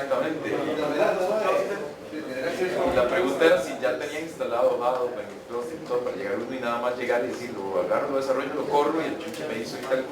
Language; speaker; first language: Spanish; native; Spanish